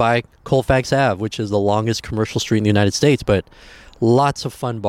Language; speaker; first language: English; early bilingual, other home language; Spanish